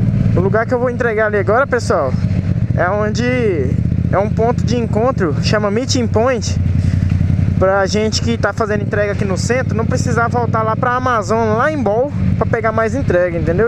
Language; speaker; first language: Portuguese; native; Portuguese